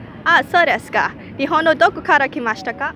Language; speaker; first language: Japanese; non-native, learner; English